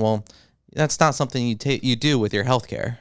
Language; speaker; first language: English; native; English